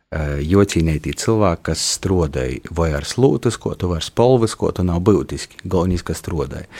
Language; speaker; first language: Latvian; native; Latvian